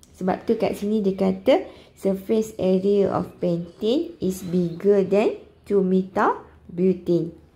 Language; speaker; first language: English; non-native, local second language; Malay